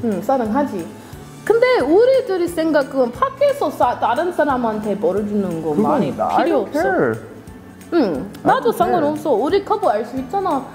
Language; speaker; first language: Korean; non-native, learner; English